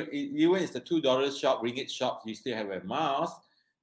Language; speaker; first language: English; non-native, local second language; Cantonese